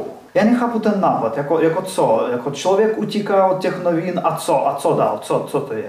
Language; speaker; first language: Czech; non-native, learner; Russian